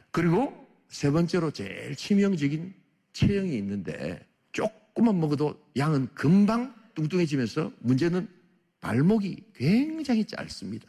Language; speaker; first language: Korean; native; Korean